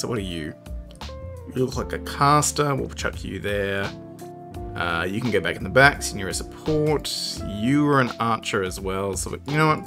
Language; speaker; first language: English; native; English